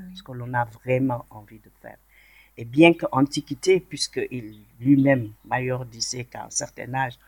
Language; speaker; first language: French; non-native, local second language; Wolof